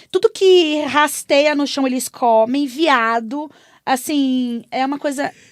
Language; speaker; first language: Portuguese; native; Portuguese